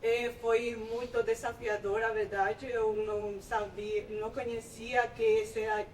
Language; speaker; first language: Portuguese; non-native, fluent; Spanish